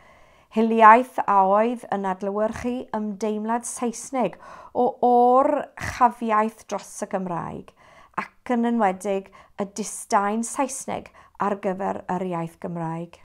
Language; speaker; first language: Welsh; non-native, fluent; English